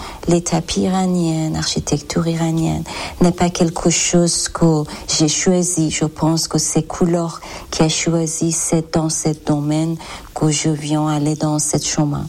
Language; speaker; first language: French; non-native, learner; Persian